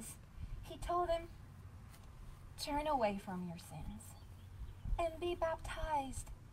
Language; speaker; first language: English; non-native, fluent; Bulgarian